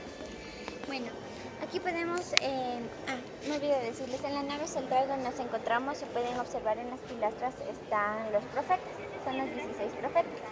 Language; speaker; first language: Spanish; native; Spanish